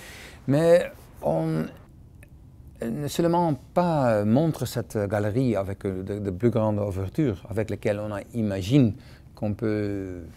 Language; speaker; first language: French; non-native, fluent; Dutch